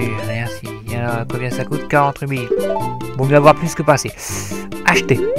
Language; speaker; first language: French; native; French